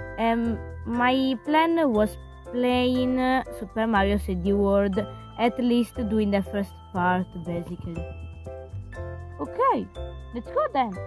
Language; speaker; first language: English; non-native, learner; Italian